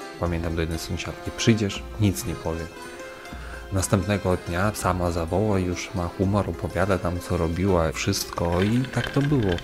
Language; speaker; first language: Polish; early bilingual, heritage; Polish